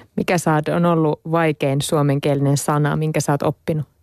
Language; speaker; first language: Finnish; native; Finnish